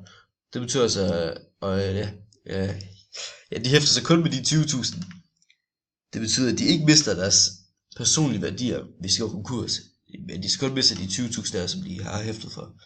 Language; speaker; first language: Danish; native; Danish